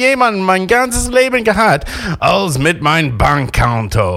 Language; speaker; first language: German; non-native, fluent; English